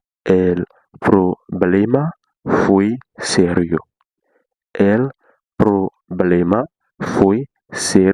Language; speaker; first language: Spanish; non-native, fluent; Haitian Creole